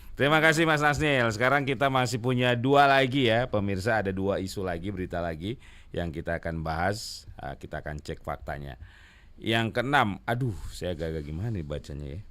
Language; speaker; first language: Indonesian; native; Indonesian